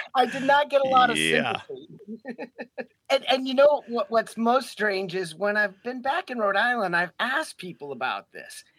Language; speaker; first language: English; native; English